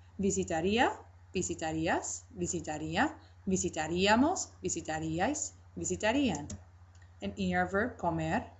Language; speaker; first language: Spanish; non-native, fluent; English